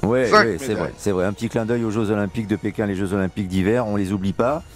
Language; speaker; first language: French; native; French